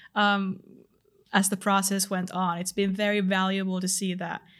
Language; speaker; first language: English; non-native, fluent; Finnish